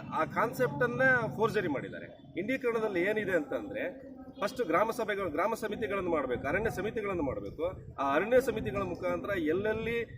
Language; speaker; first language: Kannada; native; Kannada